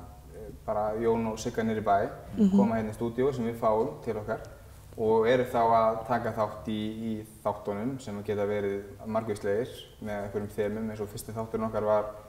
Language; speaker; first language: Icelandic; native; Icelandic